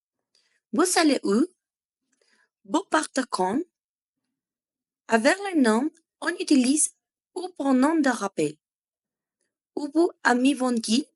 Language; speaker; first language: French; non-native, learner; Spanish